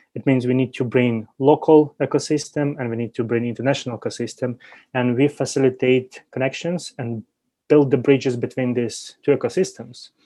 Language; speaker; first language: English; non-native, fluent; Ukrainian